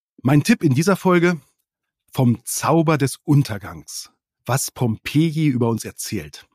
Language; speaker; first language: German; native; German